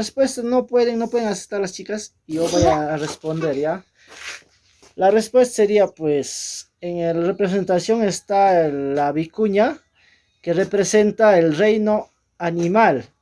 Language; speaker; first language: Spanish; native; Spanish